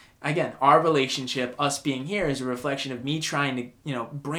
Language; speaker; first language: English; native; English